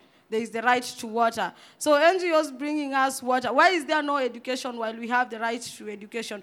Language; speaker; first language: English; non-native, local second language; Swahili